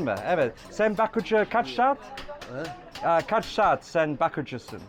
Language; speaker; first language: Turkish; non-native, learner; English